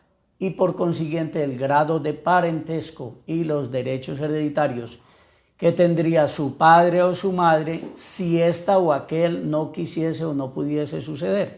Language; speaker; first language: Spanish; native; Spanish